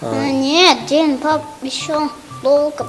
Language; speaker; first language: Russian; non-native, local second language; Tajik